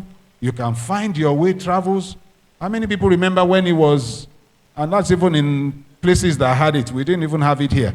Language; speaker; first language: English; non-native, local second language; Yoruba